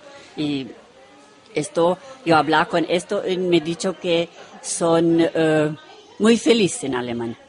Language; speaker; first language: Spanish; non-native, learner; Romanian